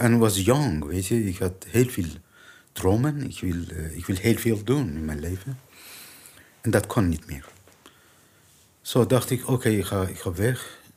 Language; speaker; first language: Dutch; non-native, learner; Persian